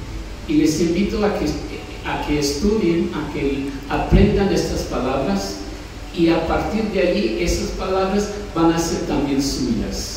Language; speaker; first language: Spanish; non-native, fluent; English